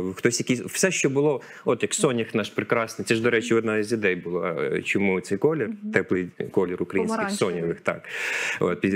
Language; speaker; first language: Ukrainian; native; Ukrainian